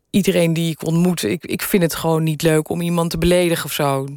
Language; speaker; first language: Dutch; native; Dutch